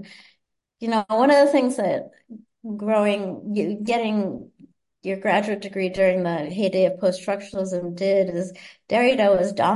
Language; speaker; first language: English; native; English